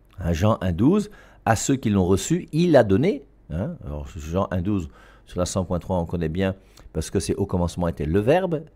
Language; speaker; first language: French; native; French